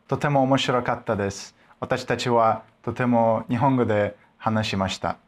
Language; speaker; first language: Japanese; non-native, learner; Russian